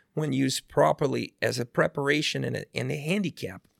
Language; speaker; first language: English; non-native, fluent; Portuguese